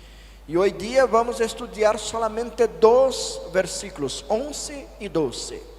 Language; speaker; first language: Spanish; non-native, fluent; Portuguese